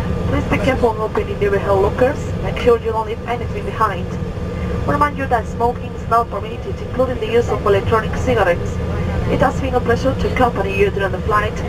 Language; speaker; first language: English; non-native, fluent; Spanish